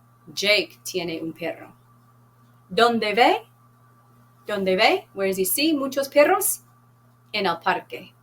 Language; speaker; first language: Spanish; non-native, fluent; English